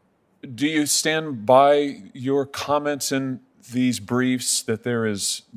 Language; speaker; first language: English; native; English